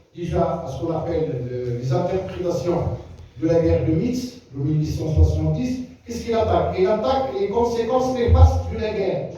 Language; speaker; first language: French; non-native, local second language; Arabic